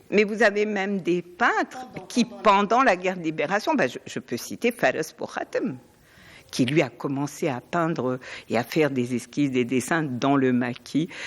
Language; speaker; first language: French; non-native, local second language; Arabic